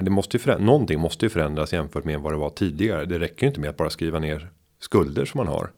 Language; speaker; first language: Swedish; native; Swedish